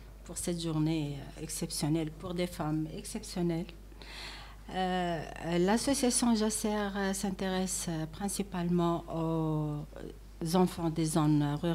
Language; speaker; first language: French; non-native, local second language; Arabic